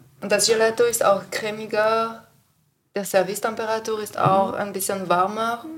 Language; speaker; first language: German; non-native, learner; French